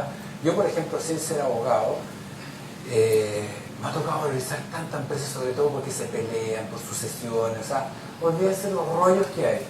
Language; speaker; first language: Spanish; native; Spanish